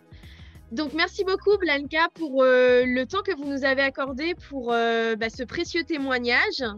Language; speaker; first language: French; native; French